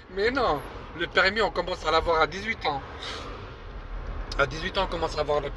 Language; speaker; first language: French; native; French